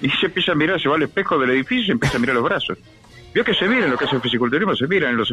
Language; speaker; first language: Spanish; native; Spanish